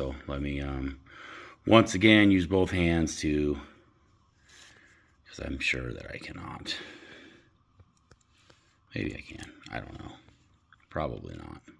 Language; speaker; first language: English; native; English